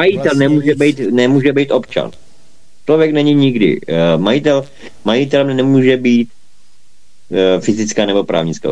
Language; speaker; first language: Czech; native; Czech